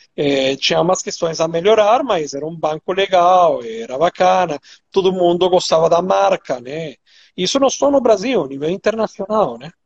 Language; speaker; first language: Portuguese; non-native, fluent; Spanish